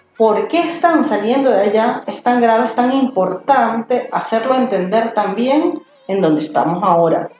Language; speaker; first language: Spanish; native; Spanish